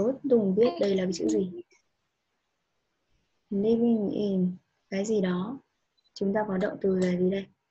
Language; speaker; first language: Vietnamese; native; Vietnamese